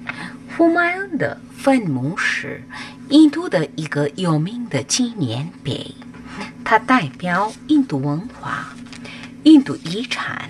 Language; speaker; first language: Chinese; non-native, learner; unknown